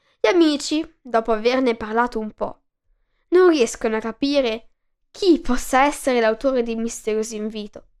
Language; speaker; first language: Italian; native; Italian